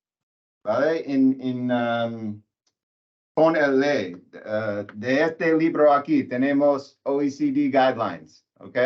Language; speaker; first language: Spanish; non-native, learner; English